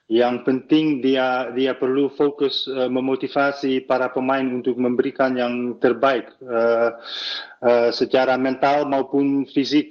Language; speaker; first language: Indonesian; non-native, fluent; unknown